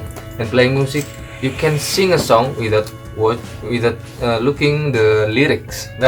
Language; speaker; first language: English; non-native, learner; Indonesian